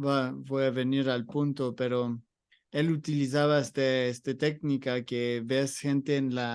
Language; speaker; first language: Spanish; non-native, learner; English